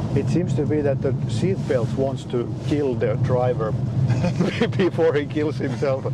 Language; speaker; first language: English; non-native, fluent; Finnish